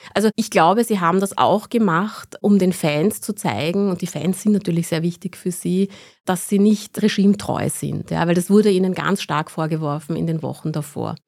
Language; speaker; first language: German; early bilingual, other home language; Persian